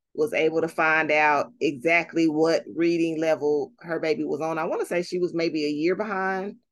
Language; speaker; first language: English; native; English